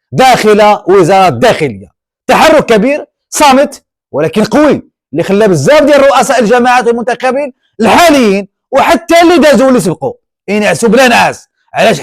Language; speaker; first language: Arabic; native; Arabic